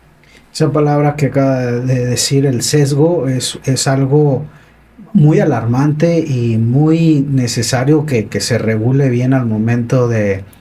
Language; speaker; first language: Spanish; native; Spanish